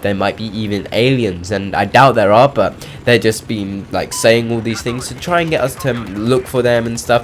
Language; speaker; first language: English; native; English